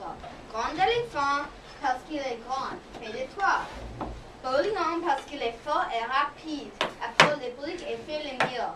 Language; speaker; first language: French; non-native, learner; English